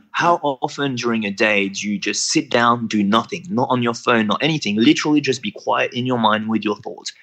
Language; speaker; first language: English; non-native, fluent; French